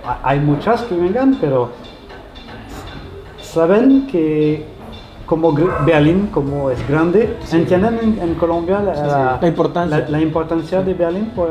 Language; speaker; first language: Spanish; non-native, learner; French